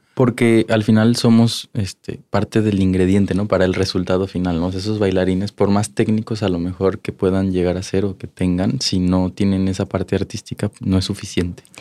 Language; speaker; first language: Spanish; native; Spanish